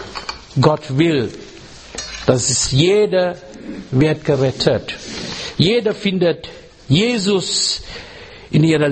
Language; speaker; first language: German; non-native, learner; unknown